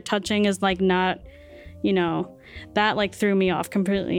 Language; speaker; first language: English; early bilingual, other home language; Spanish